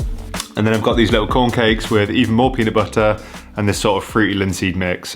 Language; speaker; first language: English; native; English